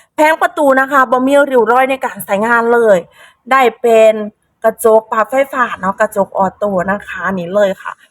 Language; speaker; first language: Thai; native; Thai